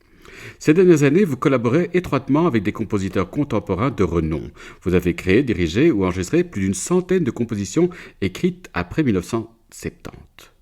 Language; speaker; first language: French; native; French